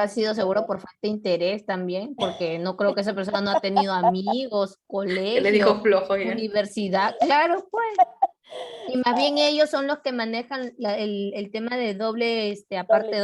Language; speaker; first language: Spanish; native; Spanish